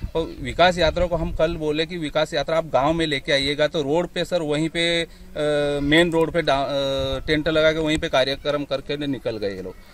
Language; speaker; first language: Hindi; native; Hindi